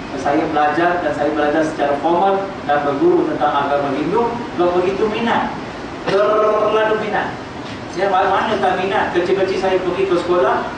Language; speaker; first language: Malay; non-native, local second language; Tamil